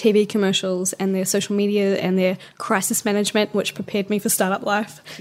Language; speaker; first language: English; native; English